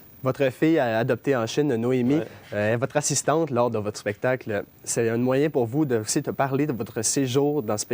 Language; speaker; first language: French; native; French